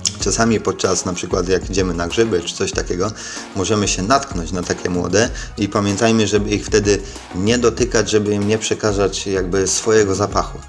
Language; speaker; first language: Polish; native; Polish